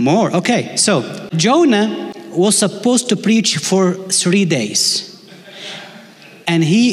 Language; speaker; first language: English; non-native, fluent; Arabic